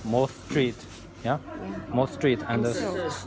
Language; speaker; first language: English; non-native, learner; Chinese